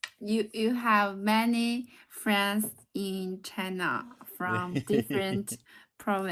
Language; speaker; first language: English; non-native, learner; Chinese